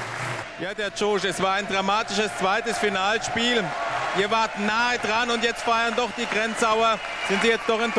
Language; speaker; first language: German; native; German